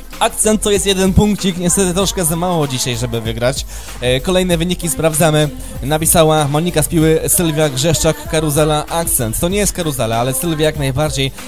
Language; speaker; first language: Polish; native; Polish